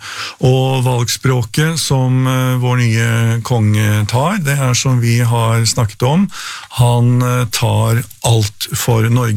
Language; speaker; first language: Norwegian; native; Norwegian